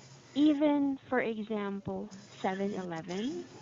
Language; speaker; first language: English; non-native, fluent; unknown